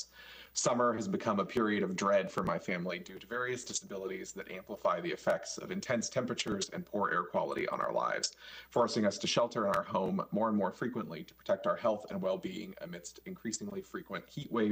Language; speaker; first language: English; non-native, fluent; Korean